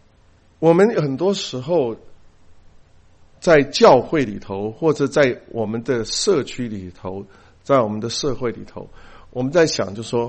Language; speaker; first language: Chinese; native; Chinese